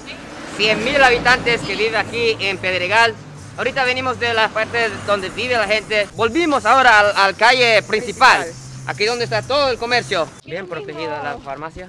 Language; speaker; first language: Spanish; non-native, fluent; Japanese